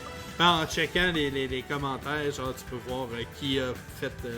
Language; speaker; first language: French; native; French